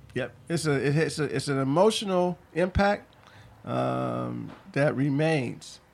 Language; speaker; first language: English; native; English